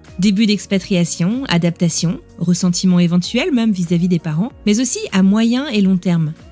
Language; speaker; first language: French; native; French